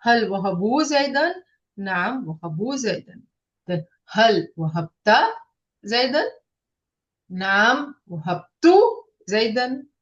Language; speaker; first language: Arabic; non-native, fluent; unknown